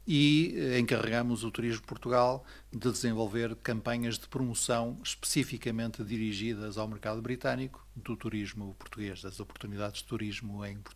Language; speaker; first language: Portuguese; native; Portuguese